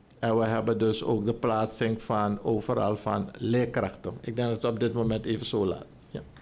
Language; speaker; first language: Dutch; native; Dutch